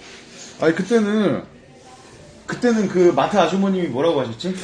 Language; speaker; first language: Korean; native; Korean